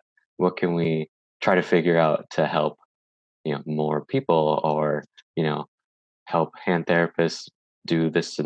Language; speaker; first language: English; native; English